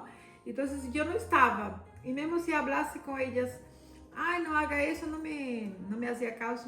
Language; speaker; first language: Spanish; non-native, fluent; Portuguese